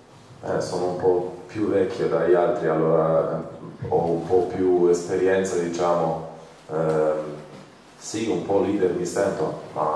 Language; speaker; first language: Italian; non-native, fluent; Croatian